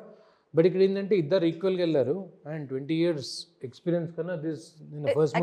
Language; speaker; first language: Telugu; native; Telugu